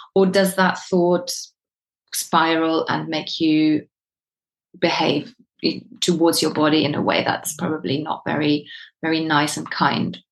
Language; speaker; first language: English; non-native, fluent; German